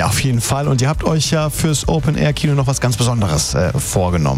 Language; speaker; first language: German; native; German